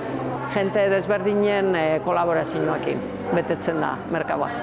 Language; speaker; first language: Basque; native; Basque